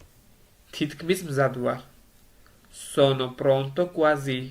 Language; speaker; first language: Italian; non-native, learner; Georgian